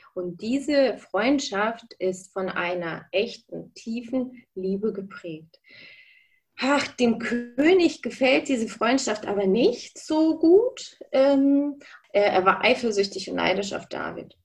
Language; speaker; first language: German; early bilingual, other home language; Russian